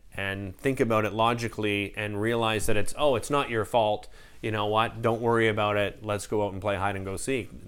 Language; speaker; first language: English; native; English